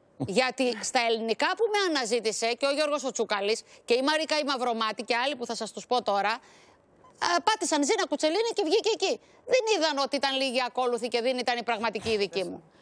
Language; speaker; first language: Greek; native; Greek